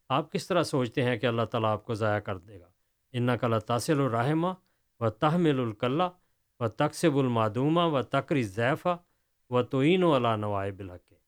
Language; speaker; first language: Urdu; native; Urdu